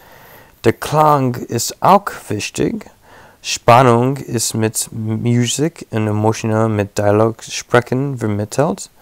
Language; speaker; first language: German; non-native, learner; English